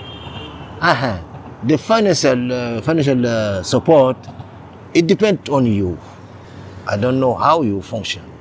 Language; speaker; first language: English; non-native, learner; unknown